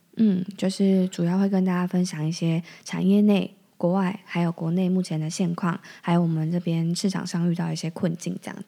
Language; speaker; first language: Chinese; native; Chinese